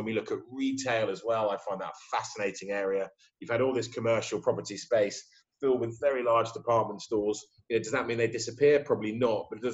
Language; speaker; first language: English; native; English